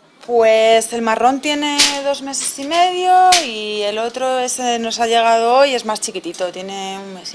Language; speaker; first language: Spanish; native; Spanish